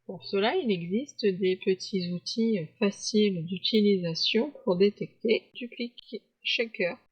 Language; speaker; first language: French; native; French